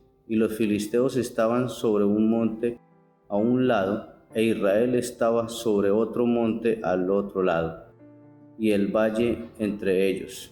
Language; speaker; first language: Spanish; native; Spanish